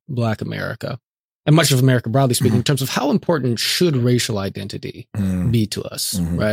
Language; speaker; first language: English; native; English